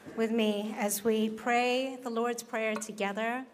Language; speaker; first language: English; non-native, local second language; Cantonese